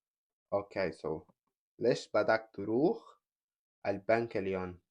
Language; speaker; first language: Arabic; non-native, learner; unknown